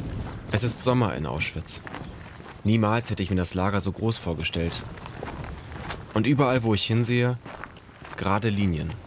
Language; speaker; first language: German; native; German